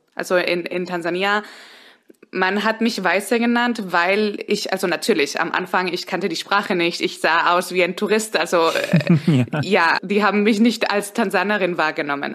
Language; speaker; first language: German; early bilingual, heritage; Spanish